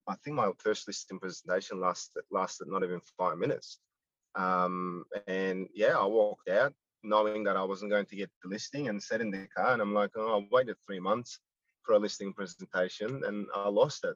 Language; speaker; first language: English; non-native, fluent; Greek